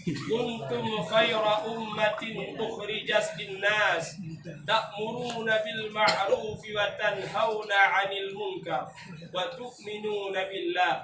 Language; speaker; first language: Arabic; non-native, learner; Achinese